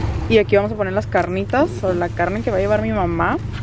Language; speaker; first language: Spanish; early bilingual, heritage; Spanish